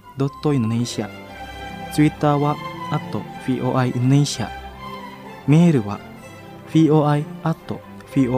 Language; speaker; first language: Japanese; non-native, fluent; Indonesian